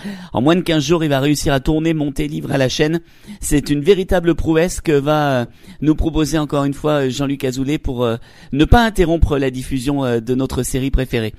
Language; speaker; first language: French; native; French